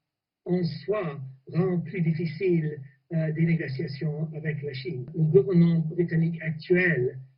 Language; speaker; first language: French; non-native, fluent; English